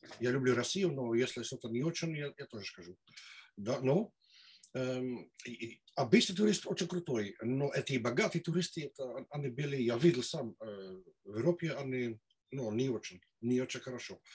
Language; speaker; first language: Russian; non-native, learner; Dutch